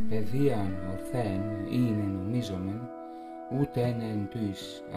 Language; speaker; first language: Greek; non-native, learner; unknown